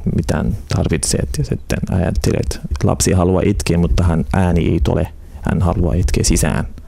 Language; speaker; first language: Finnish; non-native, learner; Arabic